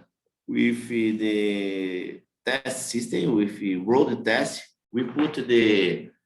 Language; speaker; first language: English; non-native, learner; Portuguese